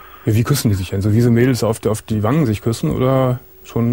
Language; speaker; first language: German; native; German